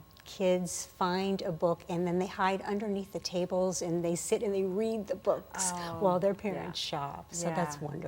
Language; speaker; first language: English; native; English